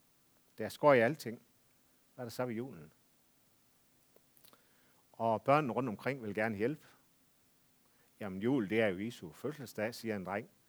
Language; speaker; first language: Danish; native; Danish